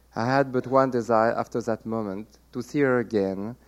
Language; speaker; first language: English; non-native, fluent; French